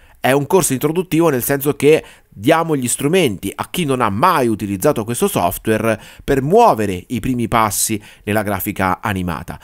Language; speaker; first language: Italian; native; Italian